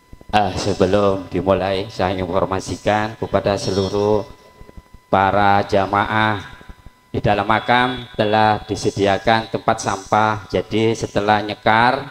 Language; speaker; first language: Indonesian; non-native, local second language; Javanese